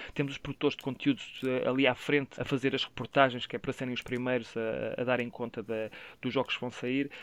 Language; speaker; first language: Portuguese; native; Portuguese